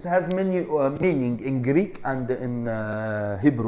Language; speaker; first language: English; non-native, fluent; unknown